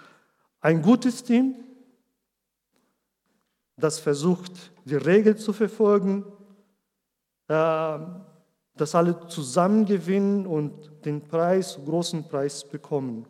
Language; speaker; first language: German; non-native, learner; Portuguese